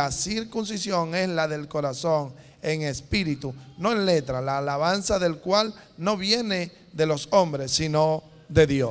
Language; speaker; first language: Spanish; native; Spanish